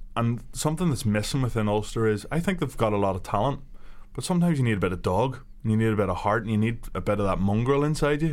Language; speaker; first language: English; native; English